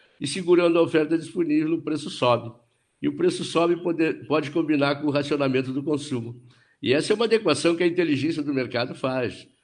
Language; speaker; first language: Portuguese; native; Portuguese